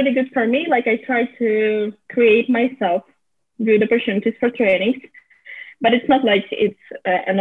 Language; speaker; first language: English; non-native, fluent; Russian